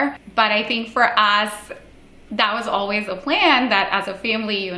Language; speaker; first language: English; non-native, local second language; Hindi